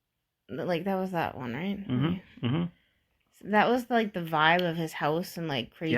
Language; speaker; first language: English; native; English